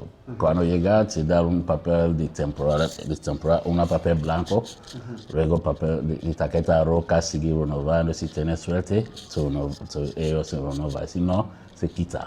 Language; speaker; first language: Spanish; non-native, learner; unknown